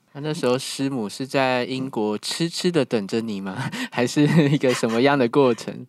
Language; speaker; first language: Chinese; native; Chinese